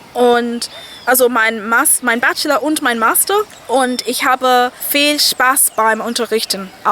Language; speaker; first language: German; non-native, fluent; English